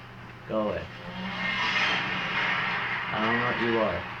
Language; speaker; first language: English; native; English